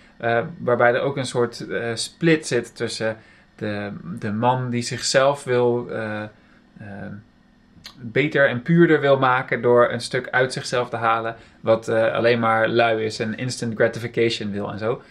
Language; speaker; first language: Dutch; native; Dutch